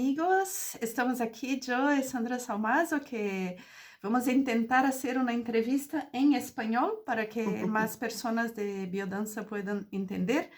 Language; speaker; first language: Spanish; non-native, fluent; Portuguese